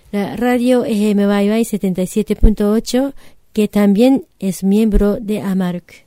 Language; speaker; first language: Spanish; non-native, fluent; Japanese